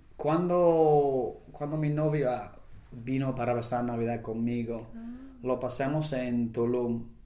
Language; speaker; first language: Spanish; non-native, fluent; English